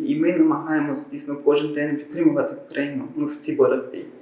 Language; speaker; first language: Ukrainian; non-native, learner; German